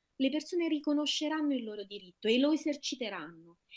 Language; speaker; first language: Italian; native; Italian